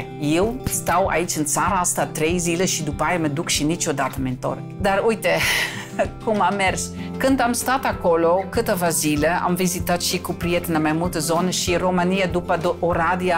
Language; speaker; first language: Romanian; non-native, fluent; Dutch